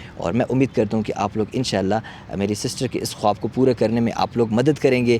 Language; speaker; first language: Urdu; non-native, local second language; Pashto